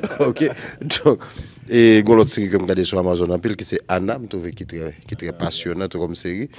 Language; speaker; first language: French; non-native, local second language; Haitian Creole